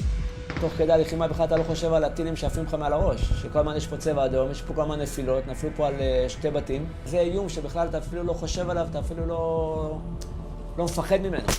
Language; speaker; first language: Hebrew; native; Hebrew